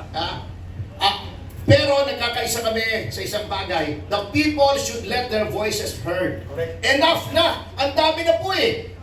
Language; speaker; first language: Filipino; non-native, local second language; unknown